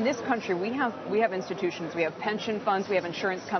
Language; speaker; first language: English; native; English